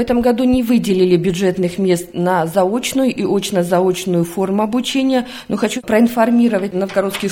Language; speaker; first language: Russian; native; Russian